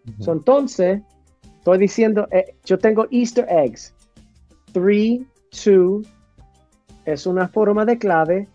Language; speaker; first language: Spanish; early bilingual, heritage; Spanish